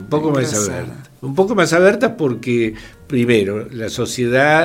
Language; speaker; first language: Portuguese; non-native, fluent; Spanish